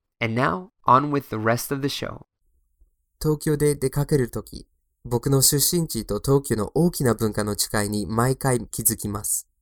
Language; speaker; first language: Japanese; non-native, fluent; English